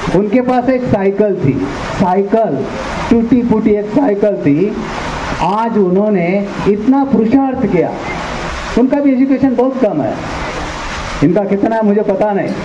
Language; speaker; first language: Hindi; non-native, local second language; Marathi